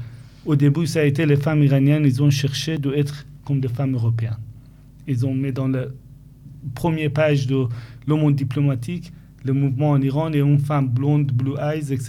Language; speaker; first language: French; non-native, fluent; Persian